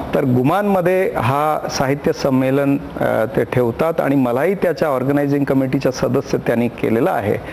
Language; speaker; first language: Marathi; non-native, local second language; Punjabi